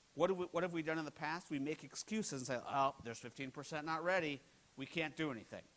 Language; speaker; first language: English; native; English